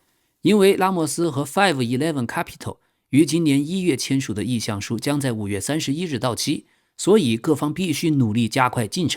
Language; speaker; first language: Chinese; native; Chinese